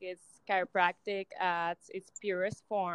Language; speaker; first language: English; non-native, fluent; Spanish